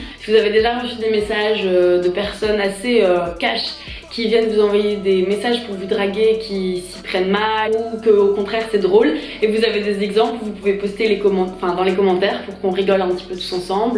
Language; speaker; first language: French; native; French